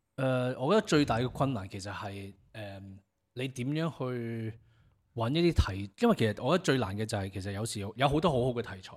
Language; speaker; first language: Cantonese; early bilingual, heritage; Cantonese